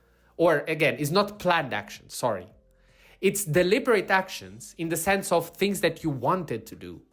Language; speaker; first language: English; non-native, fluent; Italian